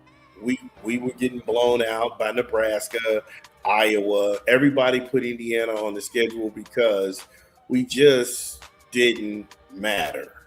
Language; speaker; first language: English; native; English